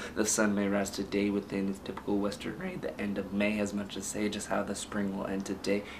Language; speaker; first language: English; native; English